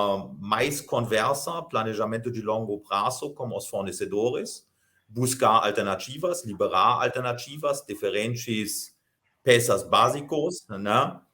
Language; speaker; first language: Portuguese; non-native, fluent; German